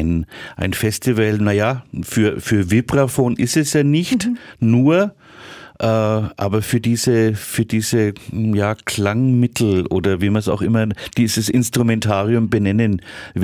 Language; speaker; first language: German; native; German